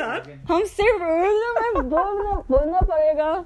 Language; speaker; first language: Hindi; non-native, learner; English